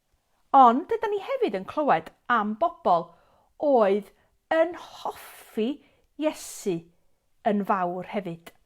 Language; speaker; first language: Welsh; native; Welsh